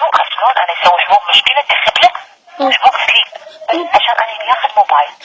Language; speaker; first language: Arabic; native; Arabic